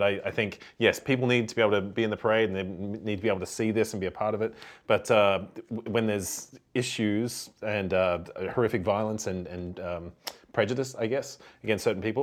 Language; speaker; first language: English; native; English